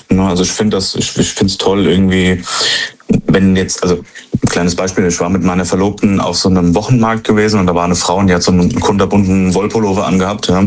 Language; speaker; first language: German; native; German